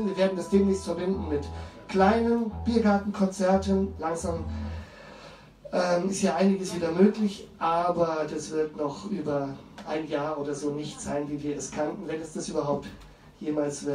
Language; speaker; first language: German; native; German